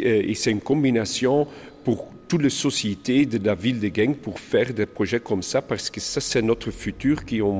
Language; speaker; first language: French; non-native, local second language; Dutch